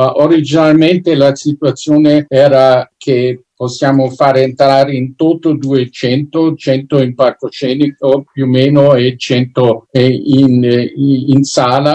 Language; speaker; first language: Italian; non-native, fluent; German